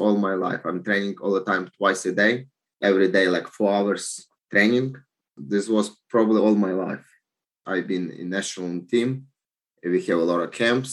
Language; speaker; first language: English; non-native, learner; Ukrainian